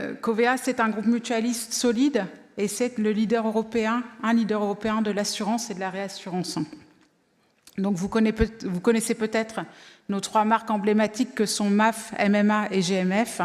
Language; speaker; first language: French; native; French